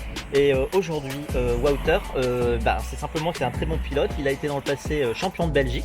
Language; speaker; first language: French; native; French